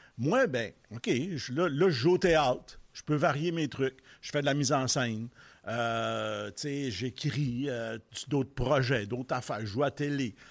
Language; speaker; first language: French; native; French